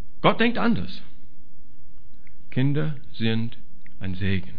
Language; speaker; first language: German; non-native, fluent; English